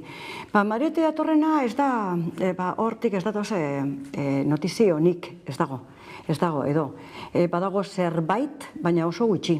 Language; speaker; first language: Basque; native; Basque